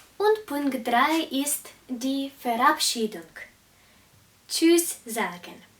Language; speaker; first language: German; non-native, fluent; Russian